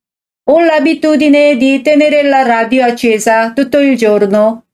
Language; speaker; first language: Italian; non-native, fluent; Korean